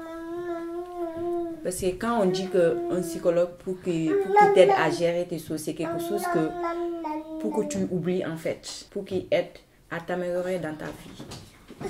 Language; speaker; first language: French; non-native, fluent; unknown